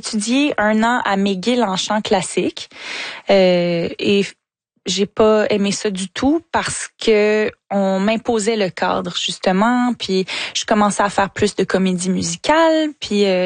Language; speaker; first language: French; native; French